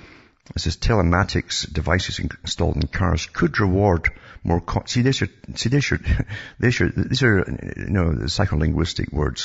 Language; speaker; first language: English; native; English